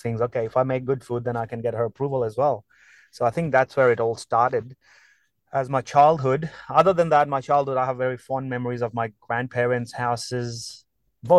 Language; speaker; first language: English; non-native, local second language; Punjabi